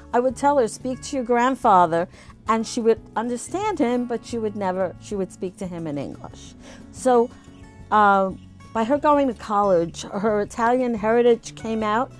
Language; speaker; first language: English; early bilingual, other home language; Italian